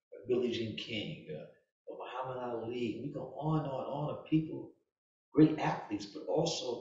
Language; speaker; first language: English; native; English